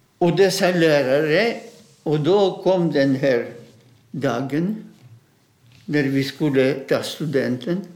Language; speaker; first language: Swedish; non-native, fluent; Russian